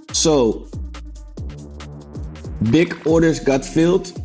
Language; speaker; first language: English; non-native, fluent; Dutch